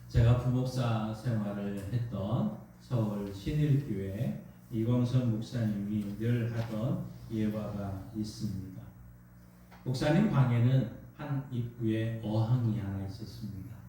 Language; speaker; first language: Korean; native; Korean